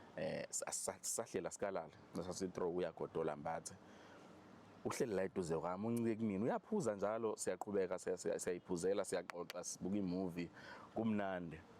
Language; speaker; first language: Zulu; native; Zulu